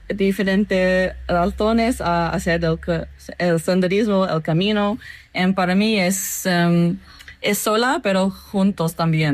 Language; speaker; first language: Spanish; non-native, learner; English